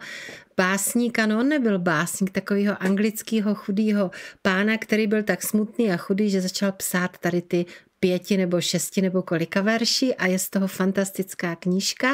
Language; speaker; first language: Czech; native; Czech